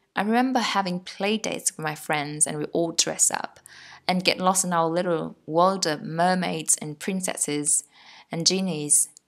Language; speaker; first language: English; non-native, fluent; Vietnamese